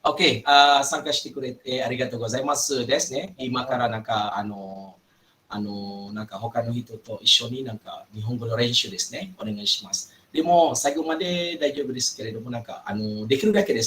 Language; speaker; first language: Japanese; non-native, fluent; Malay